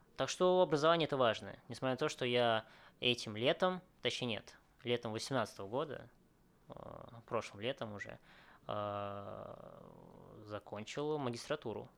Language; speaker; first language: Russian; early bilingual, other home language; Vietnamese